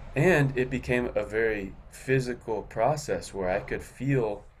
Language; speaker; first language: English; native; English